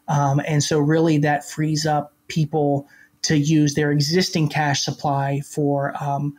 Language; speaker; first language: English; native; English